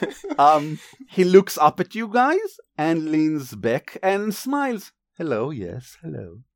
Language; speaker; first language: English; non-native, fluent; Hebrew